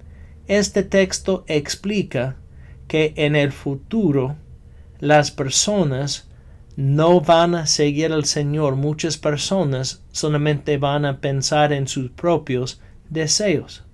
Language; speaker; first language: Spanish; non-native, fluent; English